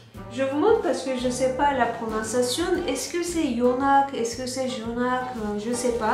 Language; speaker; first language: French; non-native, fluent; Turkish